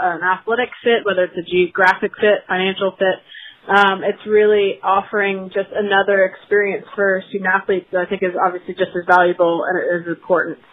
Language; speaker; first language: English; native; English